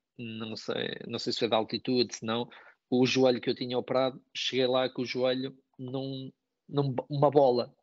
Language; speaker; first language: Portuguese; native; Portuguese